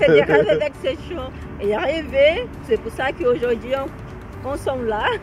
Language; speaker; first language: French; non-native, learner; Portuguese